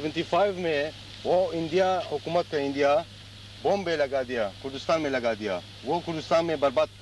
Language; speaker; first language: Hindi; non-native, learner; Central Kurdish